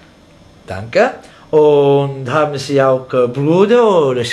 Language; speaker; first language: German; non-native, learner; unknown